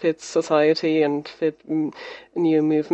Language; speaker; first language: English; non-native, fluent; German